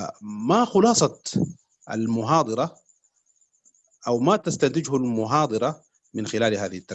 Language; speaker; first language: Arabic; native; Arabic